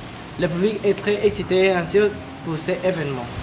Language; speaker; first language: French; non-native, learner; Spanish